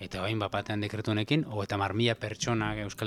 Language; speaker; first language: Basque; native; Basque